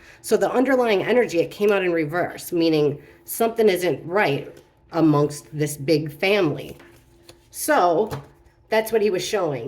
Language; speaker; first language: English; native; English